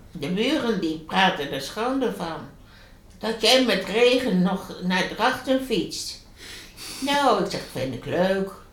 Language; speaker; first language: Dutch; native; Dutch